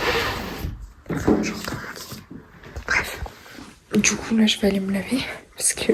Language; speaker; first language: French; native; French